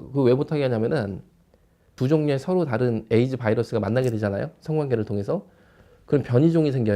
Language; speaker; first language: Korean; native; Korean